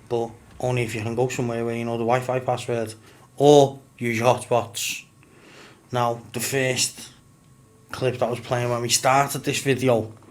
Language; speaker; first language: English; native; English